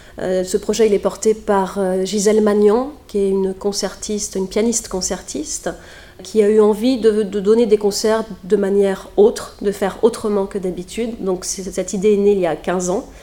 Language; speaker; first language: French; native; French